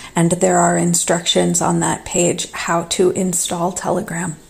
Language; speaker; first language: English; native; English